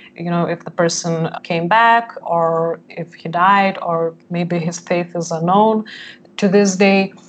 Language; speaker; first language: English; non-native, fluent; Lithuanian